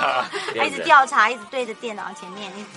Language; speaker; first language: Chinese; native; Chinese